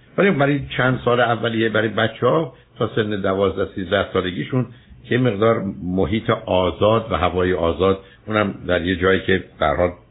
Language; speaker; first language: Persian; native; Persian